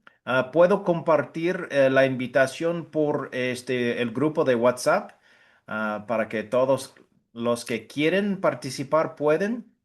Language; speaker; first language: Spanish; non-native, fluent; English